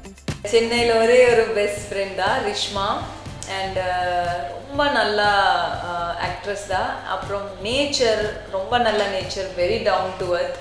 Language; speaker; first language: Tamil; non-native, learner; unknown